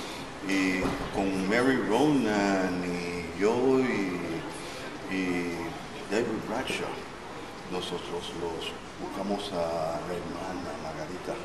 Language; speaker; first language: Spanish; non-native, local second language; English